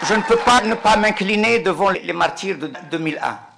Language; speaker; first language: French; non-native, local second language; Arabic